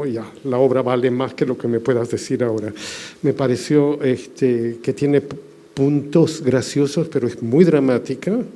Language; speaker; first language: Spanish; non-native, fluent; French